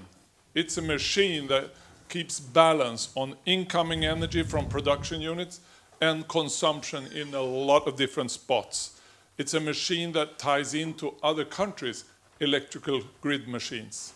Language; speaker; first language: English; non-native, fluent; Swedish